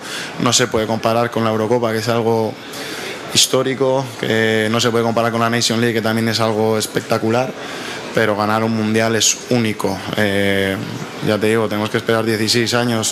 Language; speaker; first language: Spanish; native; Spanish